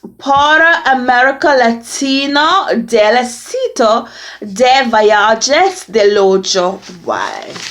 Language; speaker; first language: Spanish; non-native, learner; English